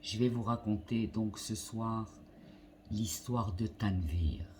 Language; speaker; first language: French; non-native, local second language; Arabic